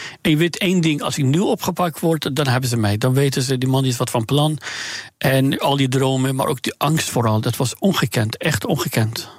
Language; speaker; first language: Dutch; non-native, fluent; Persian